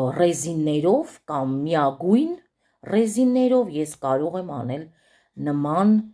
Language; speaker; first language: Armenian; early bilingual, heritage; Armenian